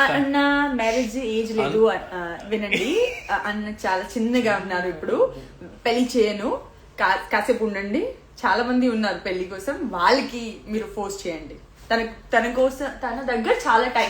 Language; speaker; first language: Telugu; non-native, learner; Gujarati